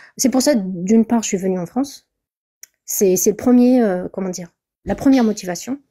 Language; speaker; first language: French; non-native, local second language; Kabyle